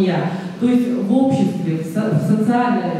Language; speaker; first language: Russian; non-native, local second language; Tajik